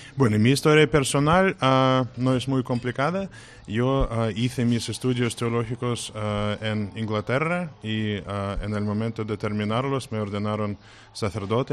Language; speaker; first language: Spanish; non-native, fluent; Russian